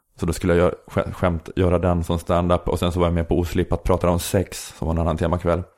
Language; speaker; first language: Swedish; native; Swedish